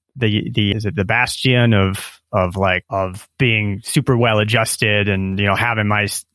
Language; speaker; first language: English; native; English